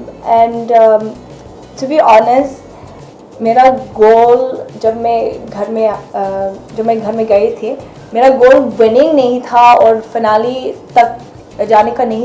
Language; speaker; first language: Hindi; non-native, fluent; English